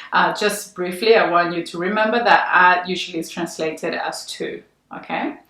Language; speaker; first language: English; non-native, fluent; Spanish